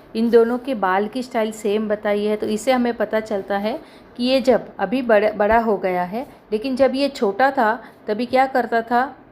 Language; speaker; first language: Hindi; non-native, local second language; Marathi